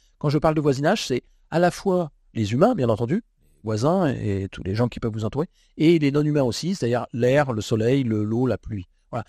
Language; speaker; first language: French; native; French